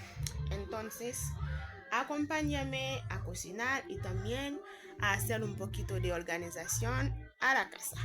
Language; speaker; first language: Spanish; non-native, fluent; Haitian Creole